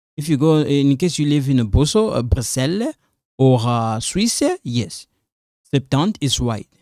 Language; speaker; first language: English; non-native, fluent; Lingala